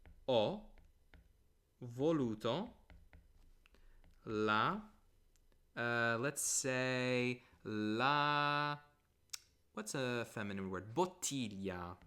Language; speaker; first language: Italian; non-native, fluent; English